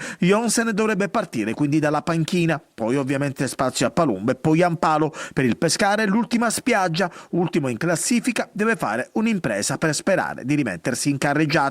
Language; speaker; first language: Italian; native; Italian